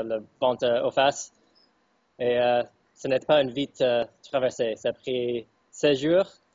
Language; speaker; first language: French; non-native, fluent; English